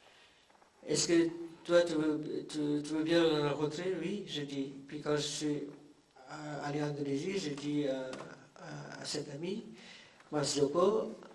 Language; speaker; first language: French; non-native, fluent; Indonesian